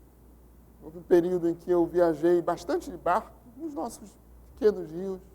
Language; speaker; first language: Portuguese; native; Portuguese